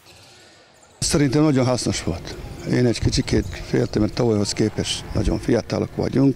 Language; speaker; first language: Hungarian; non-native, fluent; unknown